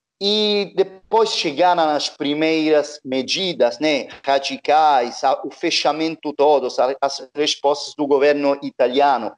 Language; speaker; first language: Portuguese; non-native, fluent; Italian